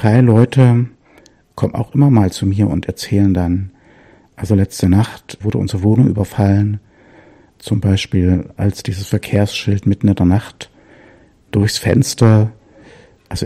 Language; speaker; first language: German; native; German